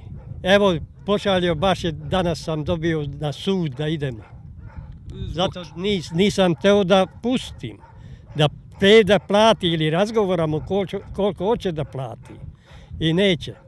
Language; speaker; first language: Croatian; non-native, local second language; Hungarian